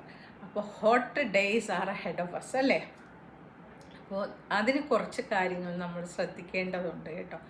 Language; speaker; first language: Malayalam; native; Malayalam